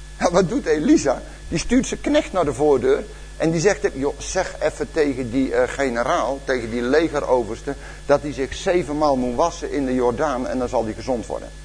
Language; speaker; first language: Dutch; native; Dutch